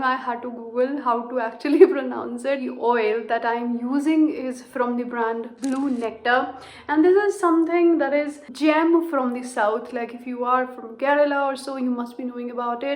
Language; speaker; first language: English; non-native, local second language; Hindi